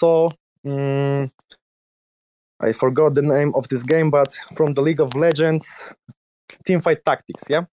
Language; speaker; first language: English; non-native, learner; Polish